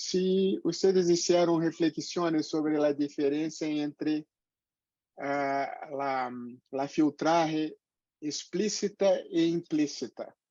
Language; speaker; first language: Spanish; non-native, fluent; Portuguese